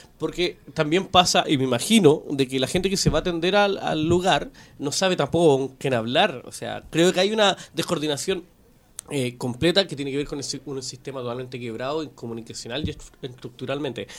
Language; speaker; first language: Spanish; native; Spanish